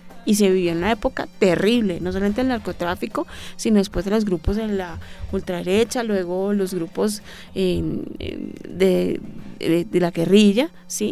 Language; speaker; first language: Spanish; native; Spanish